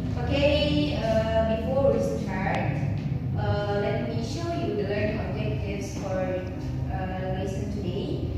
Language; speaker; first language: English; non-native, fluent; Indonesian